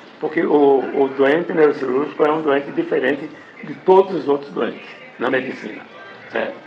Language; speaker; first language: Portuguese; non-native, fluent; English